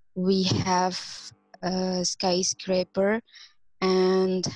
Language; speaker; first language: English; non-native, fluent; Indonesian